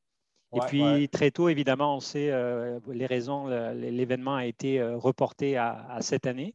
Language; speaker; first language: French; native; French